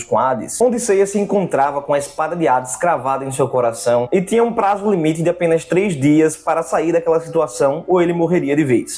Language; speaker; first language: Portuguese; native; Portuguese